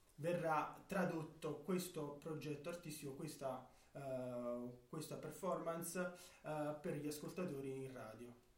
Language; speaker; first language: Italian; native; Italian